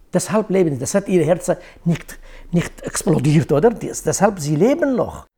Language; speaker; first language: German; non-native, fluent; Kurdish